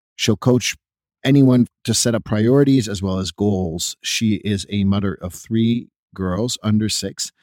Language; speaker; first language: English; native; English